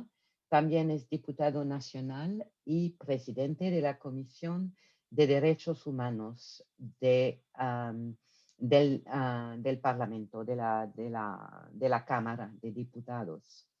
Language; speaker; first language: Spanish; non-native, fluent; French